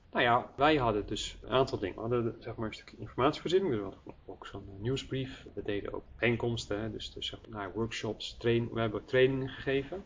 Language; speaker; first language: Dutch; early bilingual, heritage; Dutch